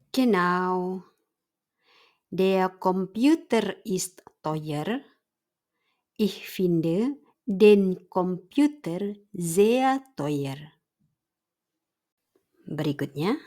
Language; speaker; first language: German; non-native, fluent; Indonesian